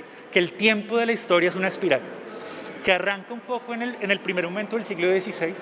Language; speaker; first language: Spanish; native; Spanish